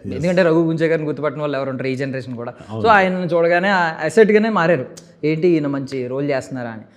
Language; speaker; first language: Telugu; native; Telugu